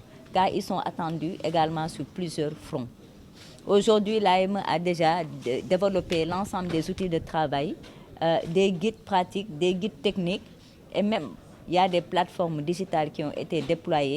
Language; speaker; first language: French; non-native, local second language; Wolof